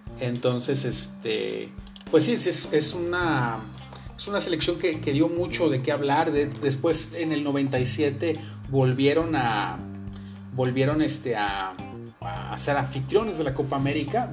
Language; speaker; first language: Spanish; native; Spanish